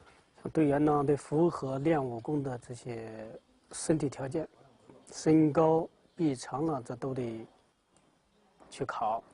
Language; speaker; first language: Chinese; native; Chinese